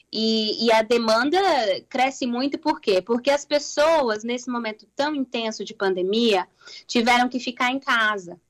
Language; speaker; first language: Portuguese; native; Portuguese